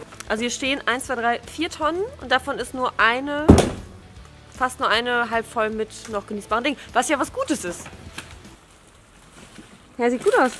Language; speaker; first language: German; native; German